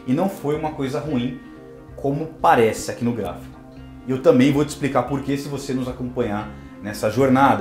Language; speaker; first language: Portuguese; native; Portuguese